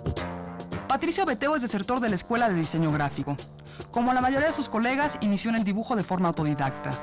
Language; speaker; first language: Spanish; native; Spanish